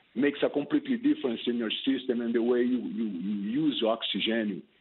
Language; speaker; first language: English; non-native, fluent; Portuguese